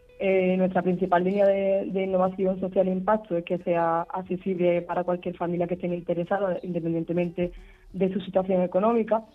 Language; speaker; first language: Spanish; native; Spanish